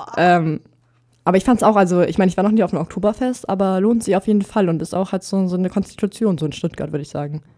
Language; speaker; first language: German; native; German